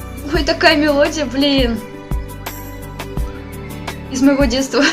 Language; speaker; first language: Russian; native; Russian